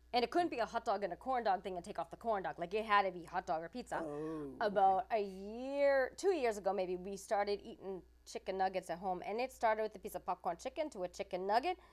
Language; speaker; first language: English; native; English